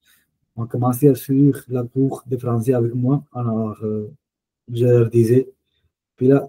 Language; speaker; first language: French; non-native, fluent; Punjabi